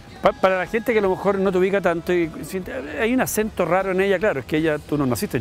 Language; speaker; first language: Spanish; native; Spanish